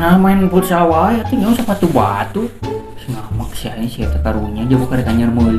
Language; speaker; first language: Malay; non-native, local second language; Sundanese